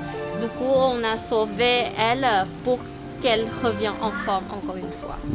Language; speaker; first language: French; non-native, learner; Thai